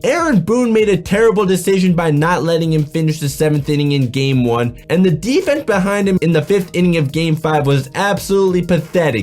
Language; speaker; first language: English; native; English